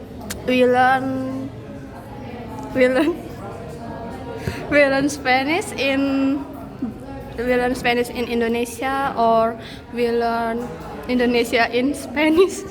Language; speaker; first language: English; non-native, learner; Indonesian